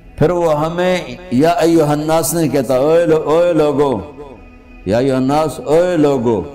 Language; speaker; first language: Urdu; non-native, local second language; Punjabi